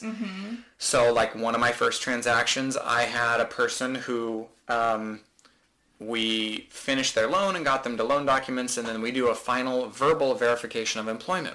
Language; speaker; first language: English; native; English